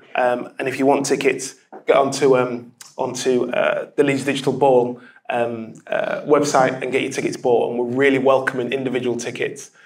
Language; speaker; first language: English; native; English